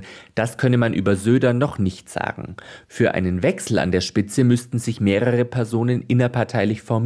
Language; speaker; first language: German; native; German